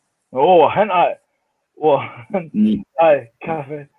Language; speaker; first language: Chinese; non-native, fluent; Swedish